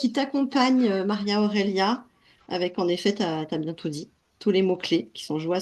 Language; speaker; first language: French; native; French